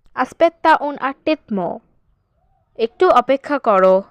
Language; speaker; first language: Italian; non-native, learner; Bangla